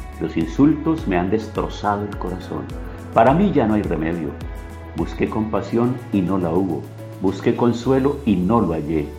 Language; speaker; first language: Spanish; native; Spanish